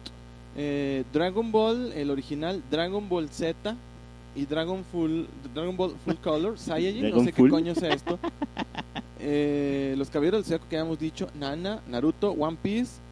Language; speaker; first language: Spanish; native; Spanish